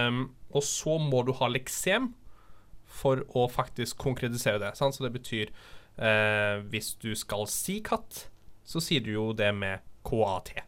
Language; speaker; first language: Norwegian; native; Norwegian